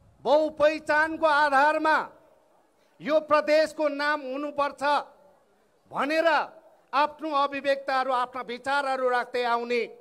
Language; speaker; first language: Nepali; non-native, local second language; Eastern Tamang